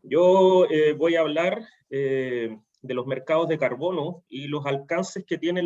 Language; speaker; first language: Spanish; native; Spanish